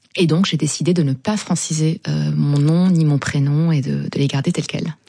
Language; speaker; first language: French; non-native, local second language; Arabic